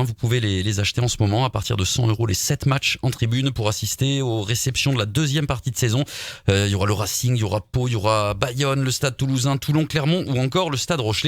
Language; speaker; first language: French; native; French